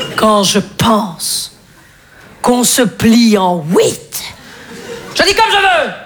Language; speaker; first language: French; native; French